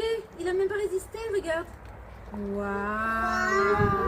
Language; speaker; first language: French; native; French